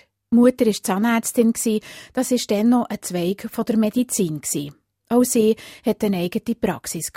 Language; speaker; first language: German; native; German